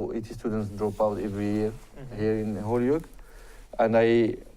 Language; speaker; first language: English; non-native, fluent; Arabic